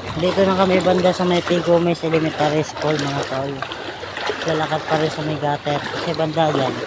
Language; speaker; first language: Filipino; native; Filipino